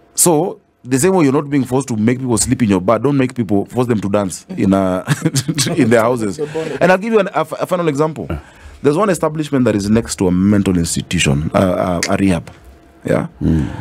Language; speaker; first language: English; non-native, local second language; Swahili